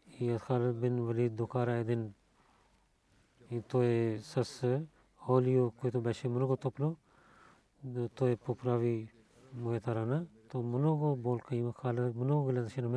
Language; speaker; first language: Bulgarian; non-native, learner; Urdu